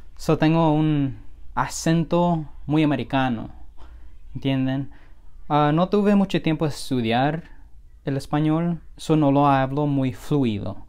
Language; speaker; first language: Spanish; early bilingual, heritage; Spanish